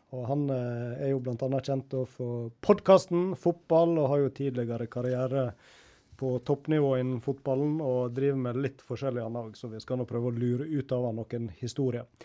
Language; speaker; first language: Norwegian; native; Norwegian